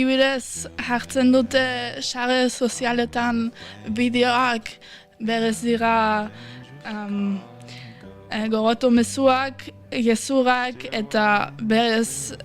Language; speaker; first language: Basque; non-native, fluent; German